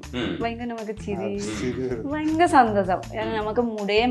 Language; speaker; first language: Malayalam; non-native, fluent; Nepali